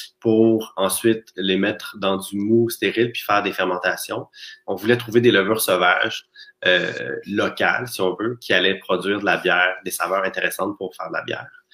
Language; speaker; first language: French; native; French